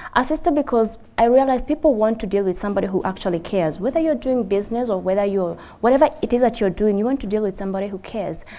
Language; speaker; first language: English; non-native, local second language; Kikuyu